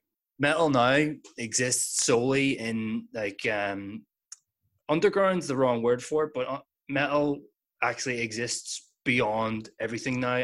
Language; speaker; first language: English; native; English